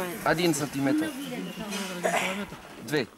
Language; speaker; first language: Russian; non-native, learner; French